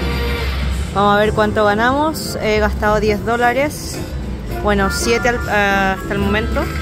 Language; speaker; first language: Spanish; native; Spanish